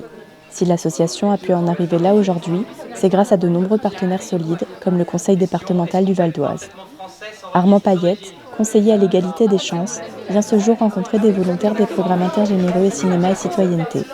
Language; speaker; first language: French; native; French